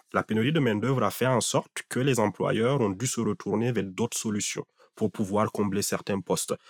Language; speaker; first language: French; non-native, local second language; Fula